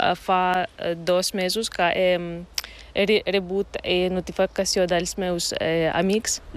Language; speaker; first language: Catalan; non-native, learner; Ukrainian